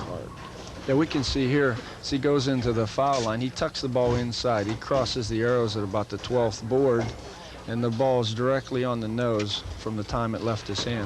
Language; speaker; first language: English; native; English